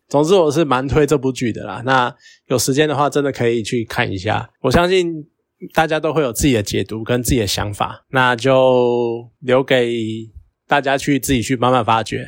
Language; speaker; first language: Chinese; native; Chinese